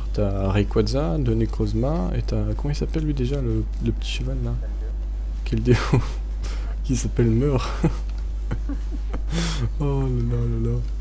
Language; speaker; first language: French; native; French